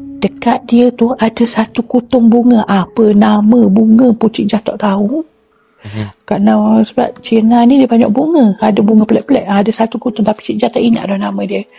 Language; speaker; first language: Malay; native; Malay